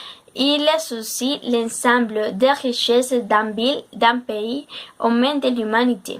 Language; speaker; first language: French; non-native, learner; Spanish